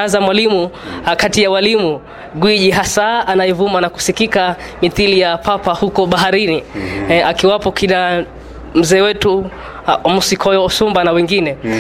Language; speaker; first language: Swahili; native; Swahili